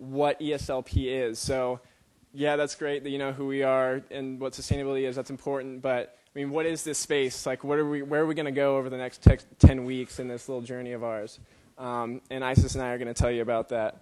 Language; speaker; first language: English; native; English